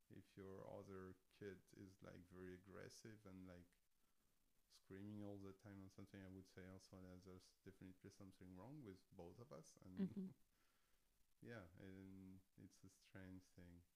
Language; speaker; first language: English; non-native, fluent; French